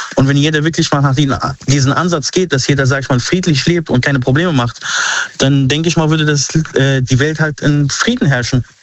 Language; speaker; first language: German; early bilingual, other home language; Arabic